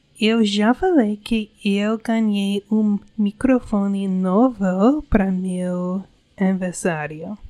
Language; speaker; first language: Portuguese; non-native, learner; English